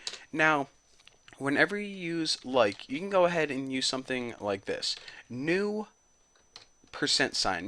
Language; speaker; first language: English; native; English